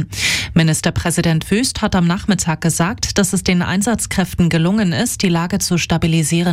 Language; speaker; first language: German; native; German